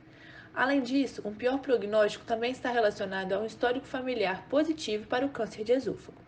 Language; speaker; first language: Portuguese; native; Portuguese